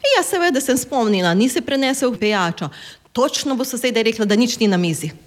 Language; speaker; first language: Slovenian; non-native, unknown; Ukrainian